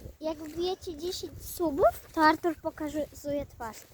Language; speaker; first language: Polish; native; Polish